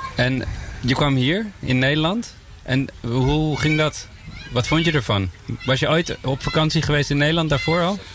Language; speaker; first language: Dutch; native; Dutch